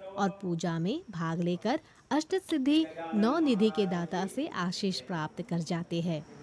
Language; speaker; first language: Hindi; non-native, local second language; Morisyen